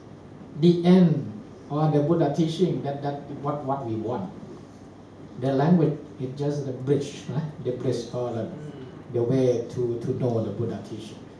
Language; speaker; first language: English; non-native, fluent; Thai